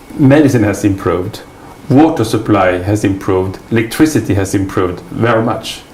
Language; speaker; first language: English; non-native, fluent; Swedish